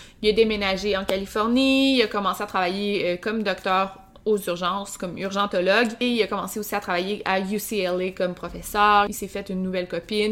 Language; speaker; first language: French; native; French